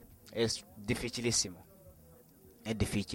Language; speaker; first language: Italian; non-native, learner; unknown